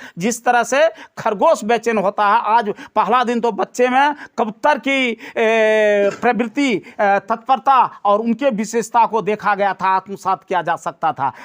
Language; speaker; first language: Hindi; native; Hindi